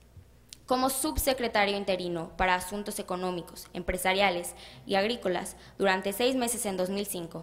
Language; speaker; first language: Spanish; native; Spanish